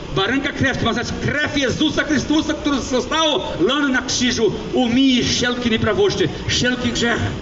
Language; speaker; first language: Polish; early bilingual, heritage; Polish